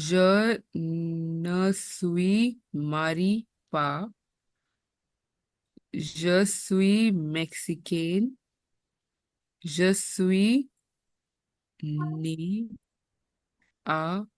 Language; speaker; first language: French; non-native, learner; Hindi